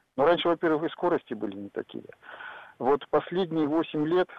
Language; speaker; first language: Russian; native; Russian